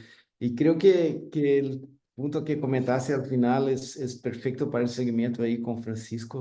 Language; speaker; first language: Spanish; non-native, fluent; Portuguese